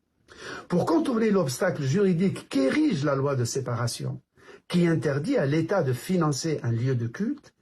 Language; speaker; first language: French; native; French